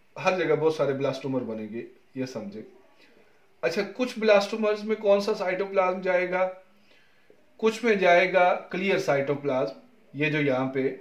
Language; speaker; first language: Urdu; non-native, local second language; Punjabi